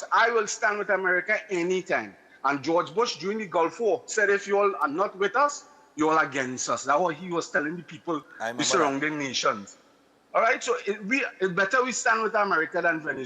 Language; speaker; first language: English; native; English